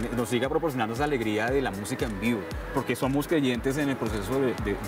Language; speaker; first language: Spanish; native; Spanish